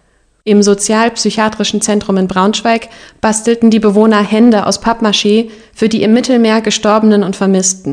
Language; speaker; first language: German; native; German